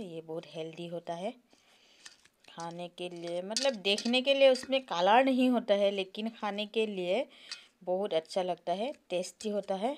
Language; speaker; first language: Hindi; non-native, local second language; Assamese